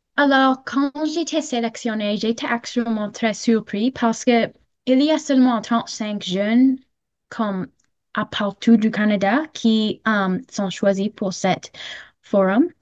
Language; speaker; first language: French; non-native, local second language; English